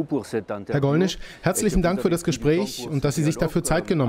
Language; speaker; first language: German; native; German